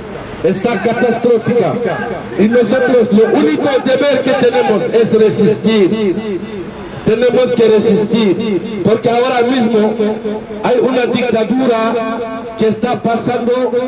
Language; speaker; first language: Spanish; non-native, local second language; Wolof